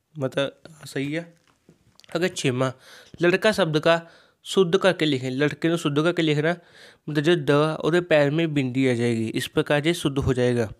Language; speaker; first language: Hindi; non-native, local second language; Punjabi